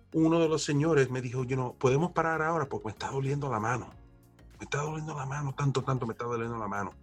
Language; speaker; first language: Spanish; early bilingual, heritage; Spanish